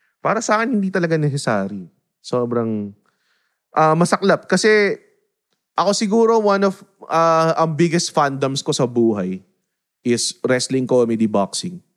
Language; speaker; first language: Filipino; native; Filipino